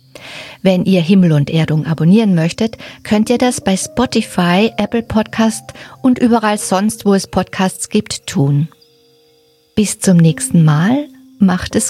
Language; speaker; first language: German; native; German